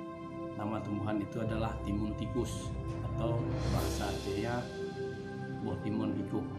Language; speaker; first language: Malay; non-native, local second language; Achinese